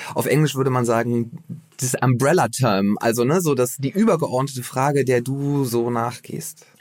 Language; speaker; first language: German; native; German